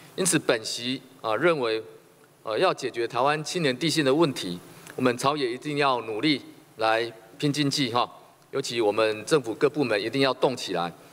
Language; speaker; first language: Chinese; native; Chinese